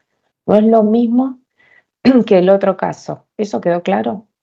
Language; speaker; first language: Spanish; native; Spanish